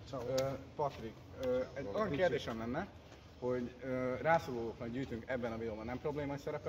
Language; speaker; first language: Hungarian; native; Hungarian